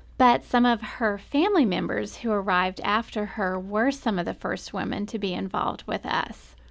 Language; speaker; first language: English; native; English